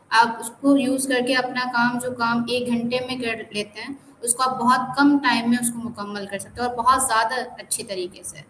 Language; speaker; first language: Urdu; non-native, local second language; Sindhi